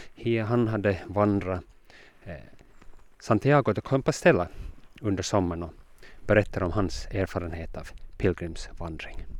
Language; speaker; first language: Swedish; non-native, fluent; English